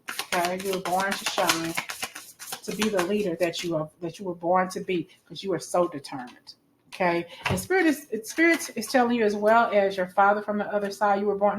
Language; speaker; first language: English; native; English